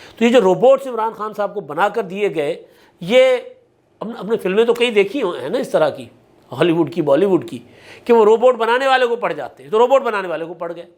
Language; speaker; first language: Urdu; non-native, local second language; Sindhi